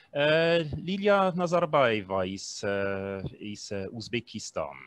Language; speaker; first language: Russian; non-native, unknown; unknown